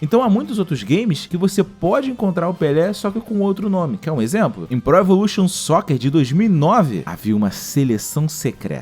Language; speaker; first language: Portuguese; native; Portuguese